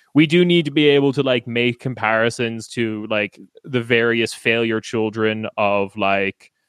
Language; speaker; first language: English; native; English